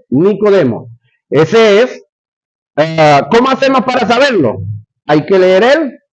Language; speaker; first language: Spanish; native; Spanish